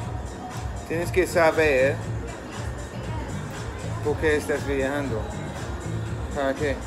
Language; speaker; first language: Spanish; non-native, learner; English